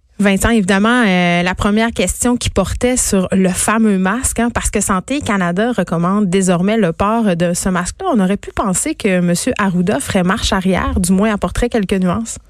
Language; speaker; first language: French; native; French